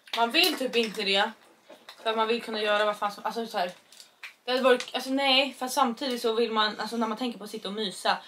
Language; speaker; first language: Swedish; native; Swedish